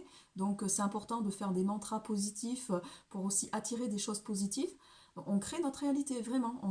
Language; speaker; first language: French; native; French